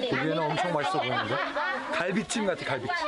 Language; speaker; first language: Korean; native; Korean